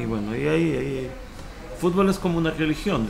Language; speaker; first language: Spanish; early bilingual, heritage; Hebrew